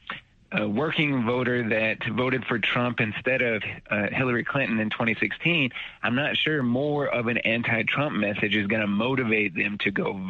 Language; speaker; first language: English; native; English